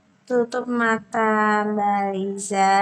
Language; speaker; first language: Indonesian; native; Indonesian